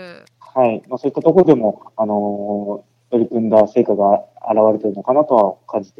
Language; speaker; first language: Japanese; native; Japanese